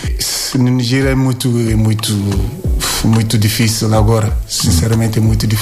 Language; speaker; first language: Portuguese; non-native, learner; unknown